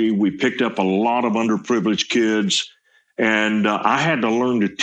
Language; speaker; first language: English; native; English